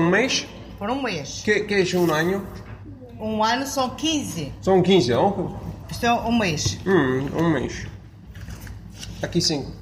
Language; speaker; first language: Portuguese; non-native, learner; Danish